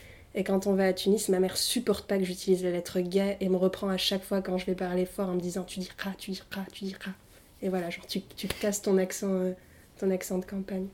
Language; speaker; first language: French; early bilingual, other home language; Arabic